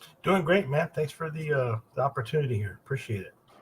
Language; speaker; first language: English; native; English